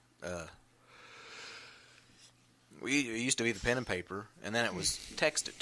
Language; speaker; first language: English; native; English